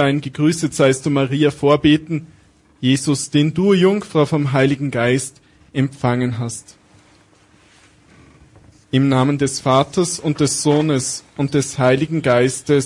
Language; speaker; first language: German; native; German